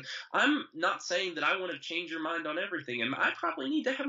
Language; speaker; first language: English; native; English